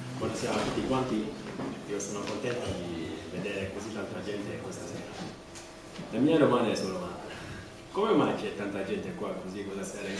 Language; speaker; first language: Italian; non-native, fluent; French